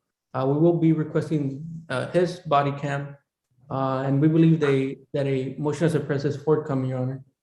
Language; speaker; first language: English; native; English